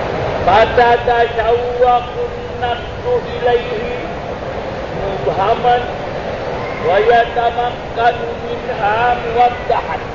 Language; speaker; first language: Arabic; non-native, fluent; Malay